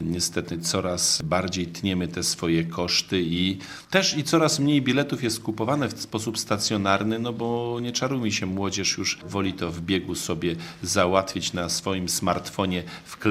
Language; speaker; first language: Polish; native; Polish